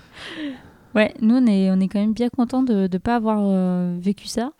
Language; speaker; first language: French; native; French